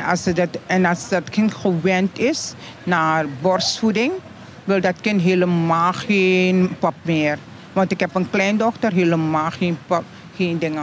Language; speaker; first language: Dutch; non-native, local second language; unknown